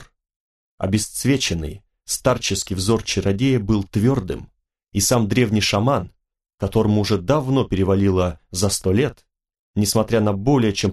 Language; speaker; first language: Russian; native; Russian